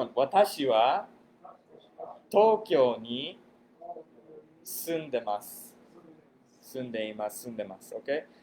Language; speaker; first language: Japanese; non-native, fluent; English